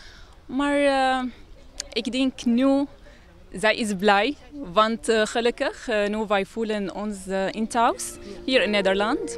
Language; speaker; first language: Dutch; non-native, learner; Arabic